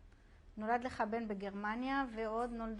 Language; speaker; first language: Hebrew; native; Hebrew